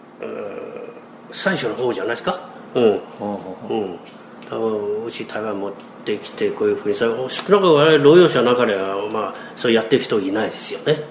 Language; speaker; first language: Japanese; non-native, fluent; Chinese